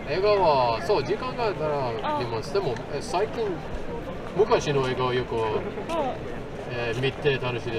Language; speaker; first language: Japanese; non-native, learner; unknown